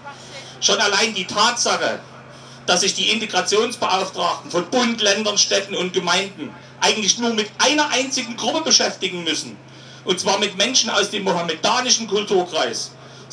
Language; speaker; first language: German; native; German